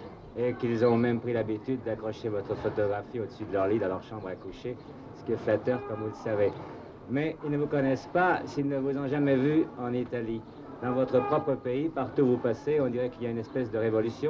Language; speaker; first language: French; native; French